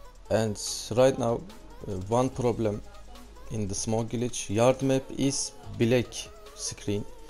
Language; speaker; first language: English; non-native, learner; Turkish